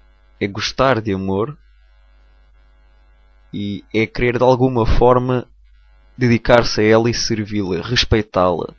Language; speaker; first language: Portuguese; native; Portuguese